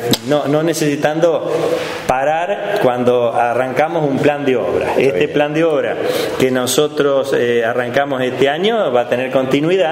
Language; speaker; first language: Spanish; native; Spanish